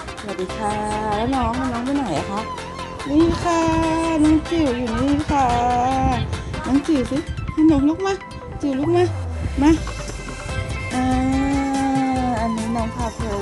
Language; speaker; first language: Thai; native; Thai